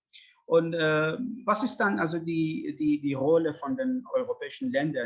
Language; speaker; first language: German; non-native, fluent; Persian